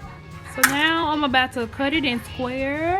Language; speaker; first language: English; native; English